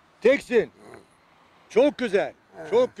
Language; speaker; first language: Turkish; native; Turkish